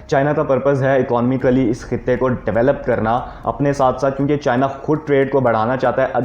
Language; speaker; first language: Urdu; non-native, local second language; Punjabi